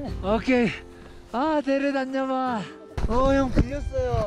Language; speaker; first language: Korean; native; Korean